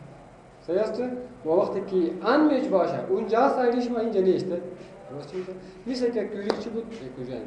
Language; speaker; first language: Persian; non-native, local second language; Pashto